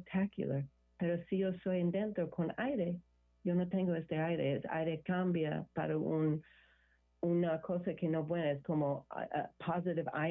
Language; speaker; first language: Spanish; non-native, learner; English